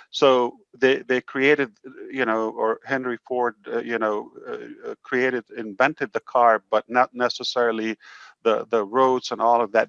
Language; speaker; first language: English; non-native, fluent; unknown